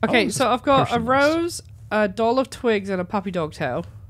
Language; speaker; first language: English; native; English